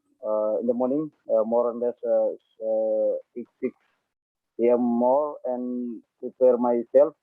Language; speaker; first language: English; non-native, learner; Indonesian